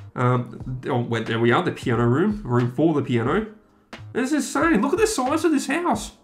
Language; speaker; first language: English; native; English